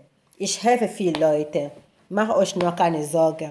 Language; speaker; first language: German; non-native, learner; Lingala